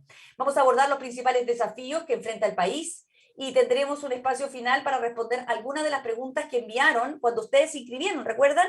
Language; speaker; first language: Spanish; native; Spanish